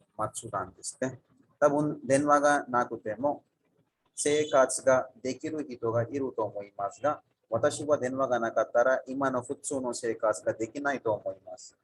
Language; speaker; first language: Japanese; non-native, fluent; Urdu